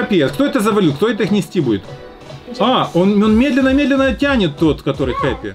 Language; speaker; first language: Russian; native; Russian